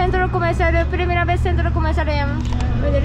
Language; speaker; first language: Spanish; non-native, learner; Japanese